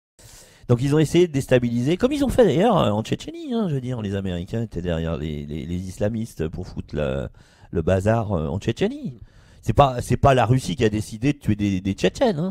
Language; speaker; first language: French; native; French